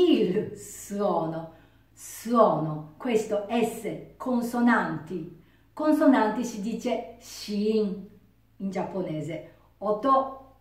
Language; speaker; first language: Italian; non-native, learner; Japanese